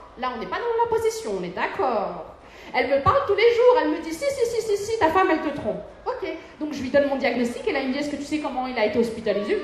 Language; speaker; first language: French; early bilingual, other home language; Arabic